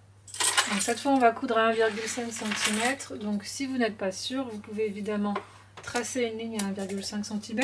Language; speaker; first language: French; native; French